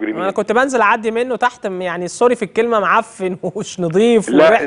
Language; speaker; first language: Arabic; native; Arabic